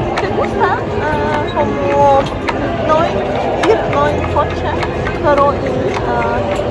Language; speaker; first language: Spanish; non-native, learner; Russian